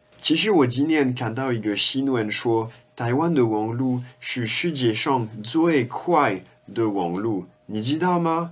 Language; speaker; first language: Chinese; non-native, fluent; French